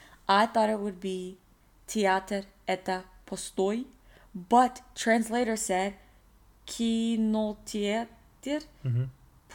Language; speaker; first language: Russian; non-native, learner; English